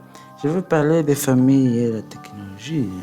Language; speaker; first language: French; non-native, learner; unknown